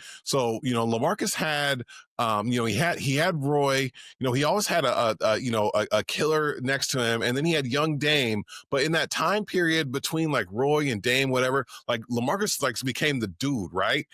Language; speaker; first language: English; native; English